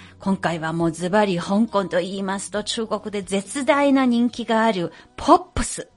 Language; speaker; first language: Japanese; non-native, fluent; Chinese